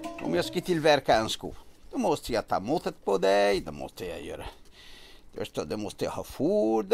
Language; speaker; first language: Swedish; non-native, fluent; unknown